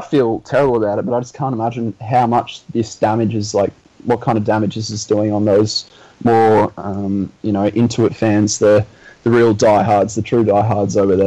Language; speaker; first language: English; native; English